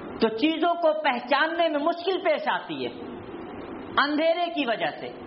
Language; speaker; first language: Urdu; native; Urdu